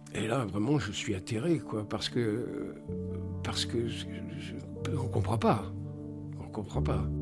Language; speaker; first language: French; native; French